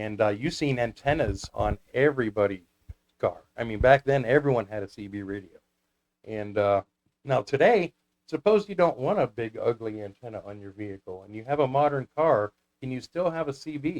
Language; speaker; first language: English; native; English